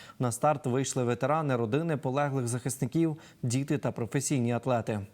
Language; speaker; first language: Ukrainian; native; Ukrainian